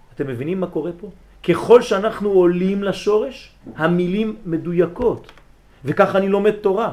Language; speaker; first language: Hebrew; early bilingual, heritage; Hebrew